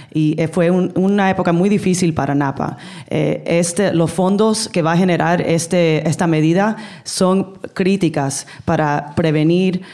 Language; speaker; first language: Spanish; early bilingual, heritage; Spanish